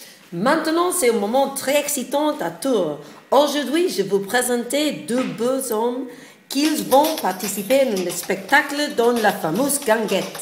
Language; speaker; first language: French; non-native, learner; English